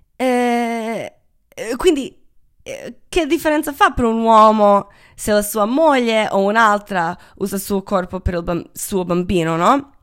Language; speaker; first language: Italian; non-native, fluent; Croatian